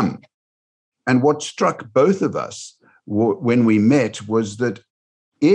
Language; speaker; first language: English; native; English